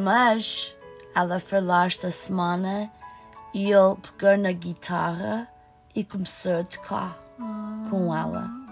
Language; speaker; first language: Portuguese; early bilingual, heritage; Portuguese